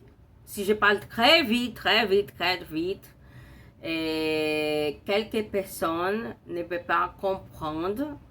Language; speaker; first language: French; non-native, learner; Portuguese